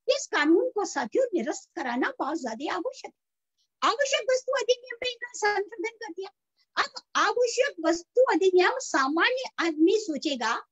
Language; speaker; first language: Hindi; native; Hindi